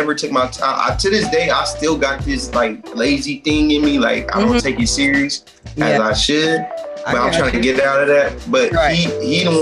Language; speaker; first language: English; native; English